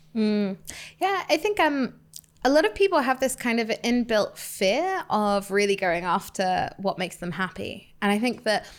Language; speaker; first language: English; native; English